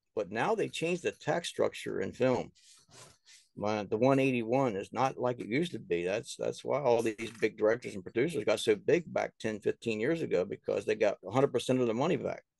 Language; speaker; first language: English; native; English